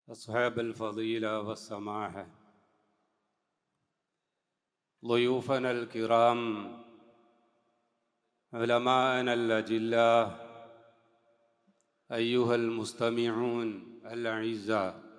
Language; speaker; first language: Arabic; non-native, fluent; Malayalam